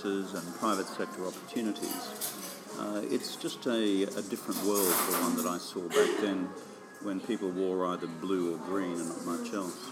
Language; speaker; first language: English; native; English